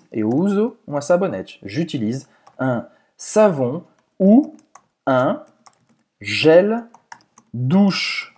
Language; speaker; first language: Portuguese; non-native, fluent; French